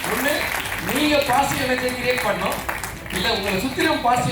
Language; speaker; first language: Tamil; native; Tamil